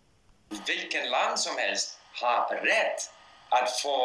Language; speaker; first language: Swedish; non-native, fluent; English